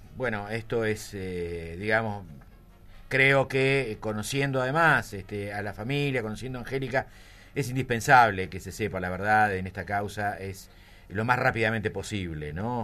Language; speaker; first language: Spanish; native; Spanish